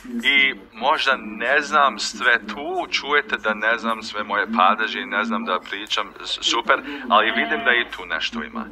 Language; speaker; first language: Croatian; early bilingual, heritage; Croatian